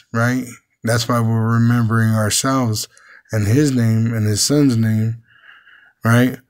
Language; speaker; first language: English; native; English